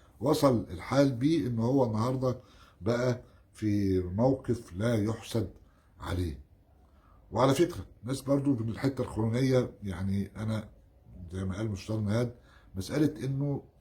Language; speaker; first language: Arabic; native; Arabic